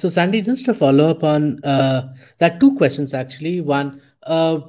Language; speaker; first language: English; non-native, local second language; Hindi